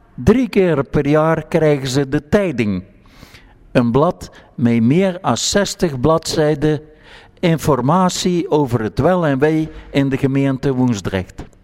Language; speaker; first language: Dutch; native; Dutch